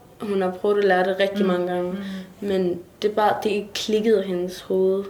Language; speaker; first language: Danish; early bilingual, other home language; Arabic